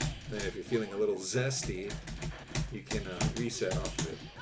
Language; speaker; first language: English; native; English